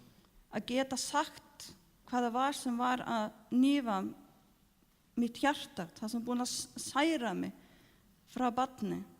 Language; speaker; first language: Icelandic; non-native, learner; Norwegian